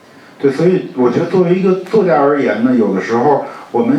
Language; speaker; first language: Chinese; native; Chinese